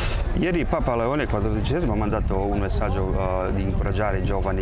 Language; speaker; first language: Italian; non-native, fluent; Croatian